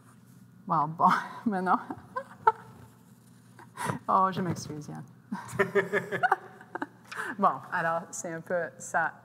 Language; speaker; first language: French; non-native, local second language; English